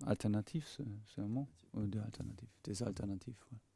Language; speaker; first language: French; non-native, fluent; German